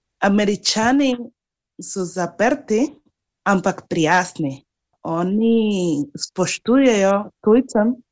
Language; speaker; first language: Slovenian; non-native, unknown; Spanish